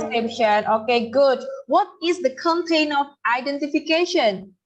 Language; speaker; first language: English; non-native, learner; Indonesian